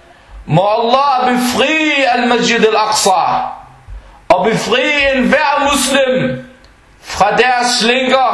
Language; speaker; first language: Danish; non-native, fluent; Arabic